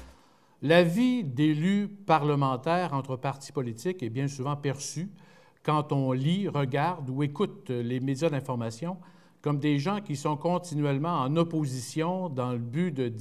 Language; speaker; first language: French; native; French